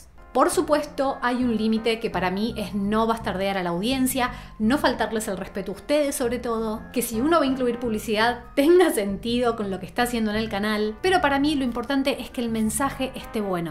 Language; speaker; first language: Spanish; native; Spanish